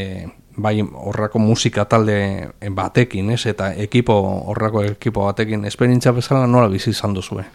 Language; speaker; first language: Basque; native; Basque